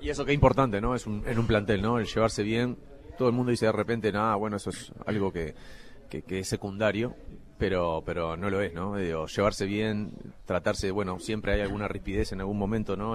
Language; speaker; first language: Spanish; native; Spanish